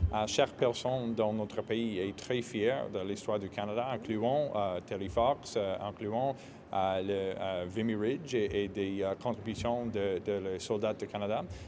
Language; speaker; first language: French; non-native, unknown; English